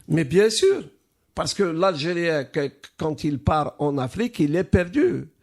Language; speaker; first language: French; non-native, local second language; Arabic